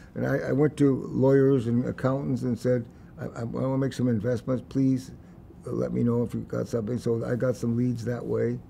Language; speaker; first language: English; native; English